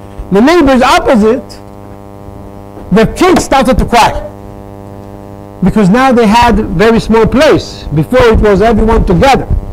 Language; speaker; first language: English; non-native, learner; Hebrew